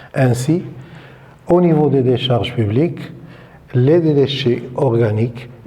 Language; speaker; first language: French; non-native, local second language; Arabic